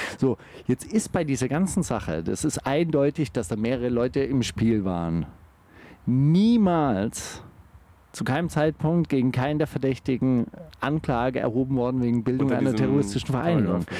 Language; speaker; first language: German; native; German